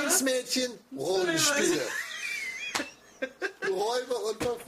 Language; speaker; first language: German; non-native, fluent; English